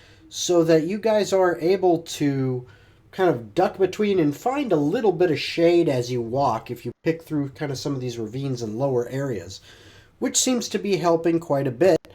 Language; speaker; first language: English; native; English